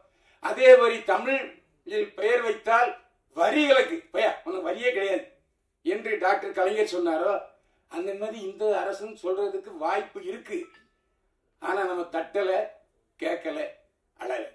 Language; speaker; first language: Tamil; native; Tamil